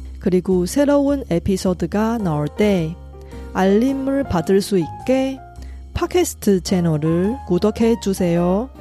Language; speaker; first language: Korean; non-native, fluent; Chinese